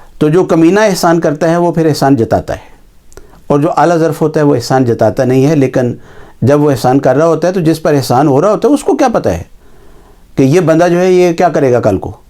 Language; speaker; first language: Urdu; native; Urdu